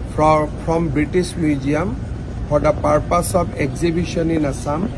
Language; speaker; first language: English; non-native, local second language; Assamese